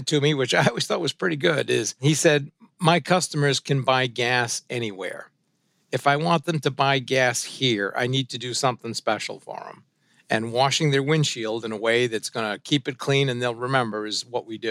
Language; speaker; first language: English; early bilingual, other home language; French